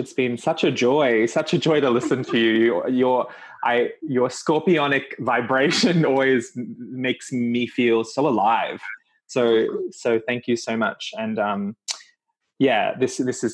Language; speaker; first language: English; native; English